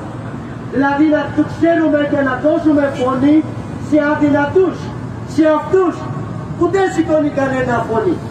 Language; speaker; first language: Greek; non-native, fluent; Urdu